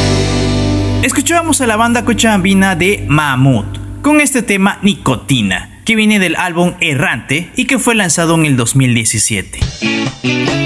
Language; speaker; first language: Spanish; native; Spanish